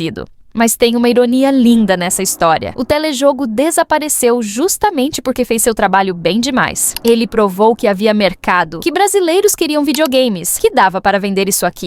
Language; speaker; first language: Portuguese; native; Portuguese